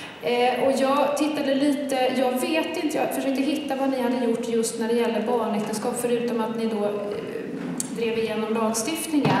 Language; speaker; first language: Swedish; native; Swedish